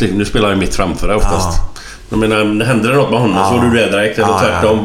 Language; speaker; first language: Swedish; native; Swedish